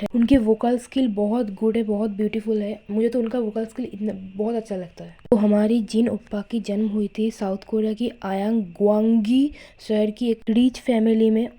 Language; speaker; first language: Hindi; non-native, local second language; Bangla